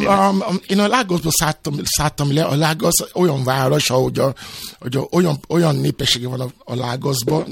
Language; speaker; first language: Hungarian; non-native, fluent; Yoruba